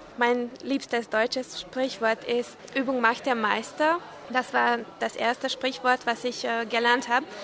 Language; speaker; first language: German; non-native, fluent; Hungarian